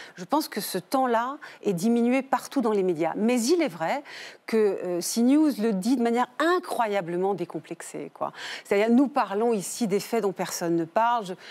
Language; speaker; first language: French; native; French